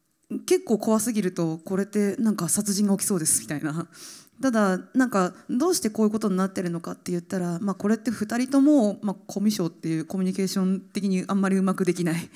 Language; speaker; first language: Japanese; native; Japanese